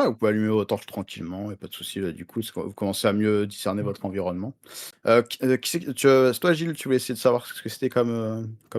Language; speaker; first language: French; native; French